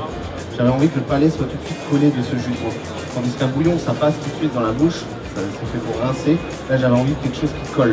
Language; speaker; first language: French; native; French